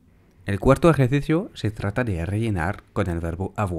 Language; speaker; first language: Spanish; non-native, fluent; French